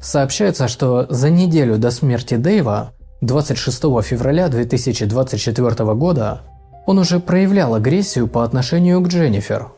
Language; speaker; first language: Russian; native; Russian